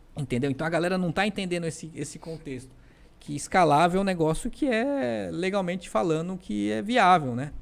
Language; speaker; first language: Portuguese; native; Portuguese